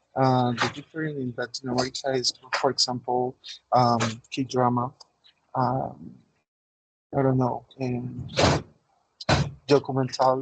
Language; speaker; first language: English; non-native, learner; Spanish